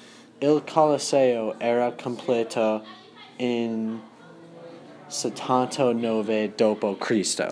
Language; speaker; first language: Italian; non-native, learner; English